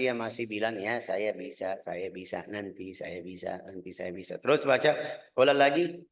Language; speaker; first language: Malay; non-native, fluent; Arabic